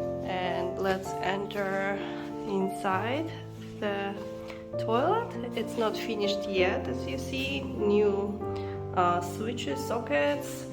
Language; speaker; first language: English; non-native, fluent; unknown